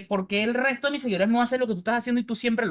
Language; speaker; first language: Spanish; native; Spanish